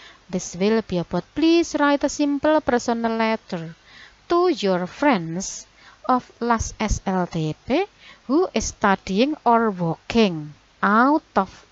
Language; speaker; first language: English; non-native, fluent; Indonesian